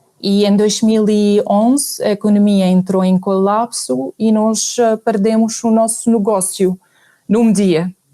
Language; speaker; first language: Portuguese; non-native, fluent; Arabic